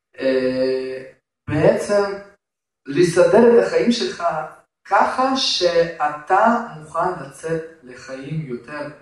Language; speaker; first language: Hebrew; non-native, fluent; Russian